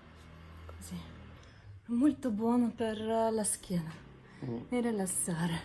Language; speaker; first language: Italian; non-native, learner; Russian